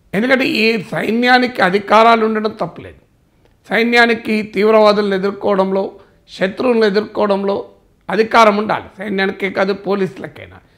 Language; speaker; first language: Telugu; native; Telugu